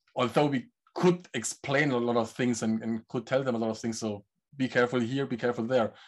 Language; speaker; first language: English; non-native, fluent; German